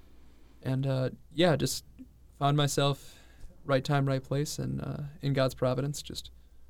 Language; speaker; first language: English; native; English